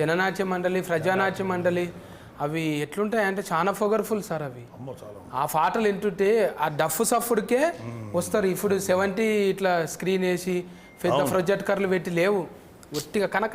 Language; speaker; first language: Telugu; native; Telugu